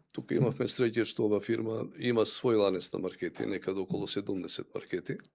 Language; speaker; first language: Macedonian; native; Macedonian